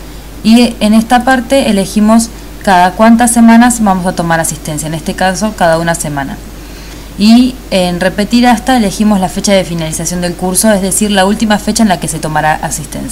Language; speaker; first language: Spanish; native; Spanish